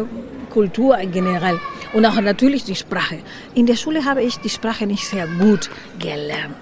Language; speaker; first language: German; non-native, learner; Spanish